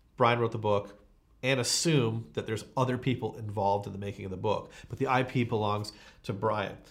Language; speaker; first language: English; native; English